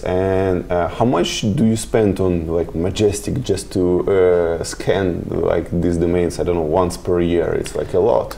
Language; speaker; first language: English; non-native, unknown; Russian